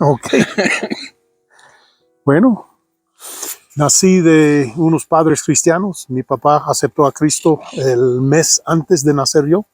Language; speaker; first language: Spanish; non-native, fluent; English